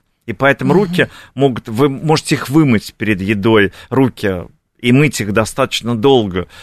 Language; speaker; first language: Russian; native; Russian